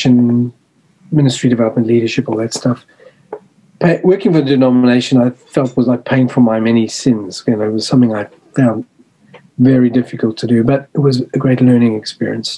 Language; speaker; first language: English; native; English